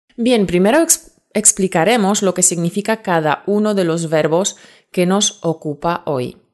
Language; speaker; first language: Spanish; non-native, fluent; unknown